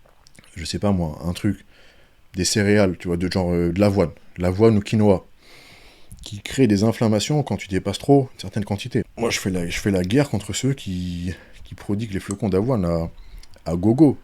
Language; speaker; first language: French; native; French